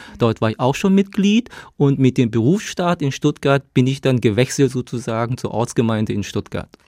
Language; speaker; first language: German; early bilingual, other home language; Korean